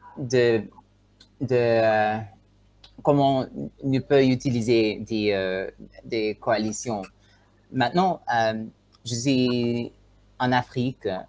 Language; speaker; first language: French; non-native, learner; Tswana